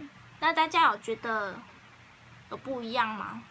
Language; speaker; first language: Chinese; native; Chinese